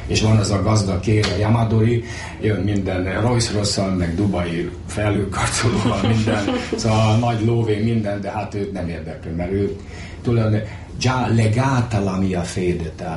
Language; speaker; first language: Hungarian; native; Hungarian